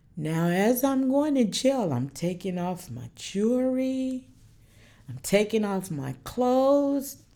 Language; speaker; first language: English; native; English